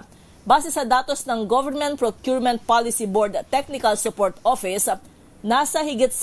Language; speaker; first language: Filipino; native; Filipino